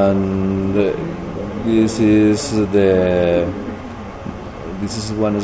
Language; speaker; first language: English; non-native, learner; Spanish